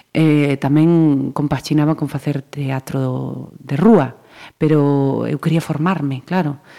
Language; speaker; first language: Galician; native; Galician